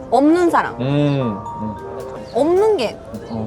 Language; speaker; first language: Korean; non-native, learner; Japanese